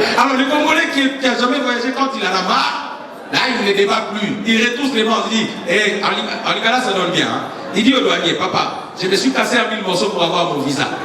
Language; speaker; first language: French; non-native, local second language; Lingala